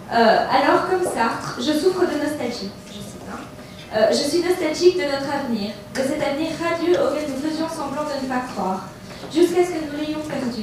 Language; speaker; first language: French; native; French